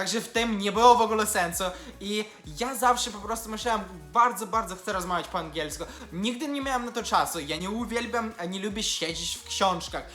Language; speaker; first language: Polish; non-native, fluent; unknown